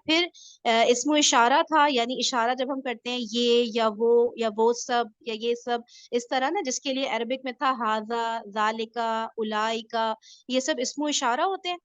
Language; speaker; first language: Urdu; native; Urdu